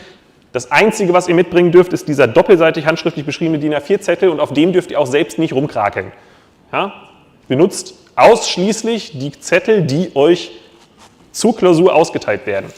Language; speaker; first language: German; native; German